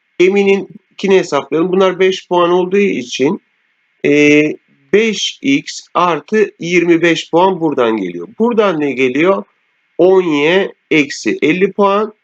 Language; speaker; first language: Turkish; native; Turkish